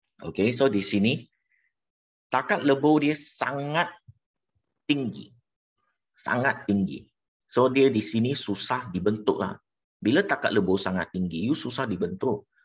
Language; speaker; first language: Malay; non-native, local second language; Chinese